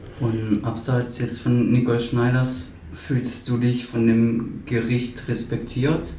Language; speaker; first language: German; native; German